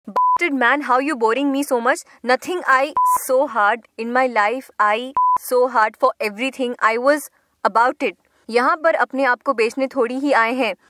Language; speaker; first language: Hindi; non-native, local second language; Bangla